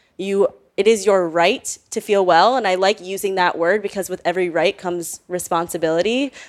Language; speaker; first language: English; native; English